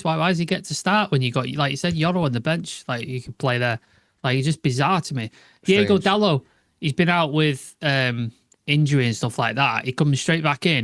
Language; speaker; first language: English; native; English